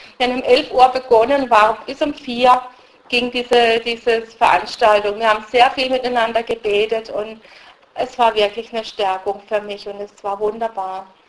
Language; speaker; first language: German; early bilingual, other home language; Russian